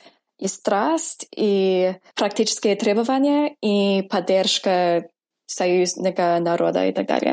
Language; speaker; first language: Russian; non-native, fluent; English